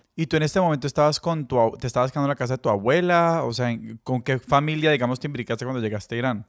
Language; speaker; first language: Spanish; native; Spanish